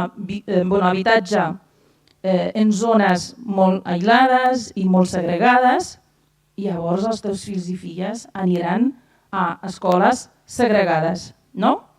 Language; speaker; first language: Catalan; non-native, fluent; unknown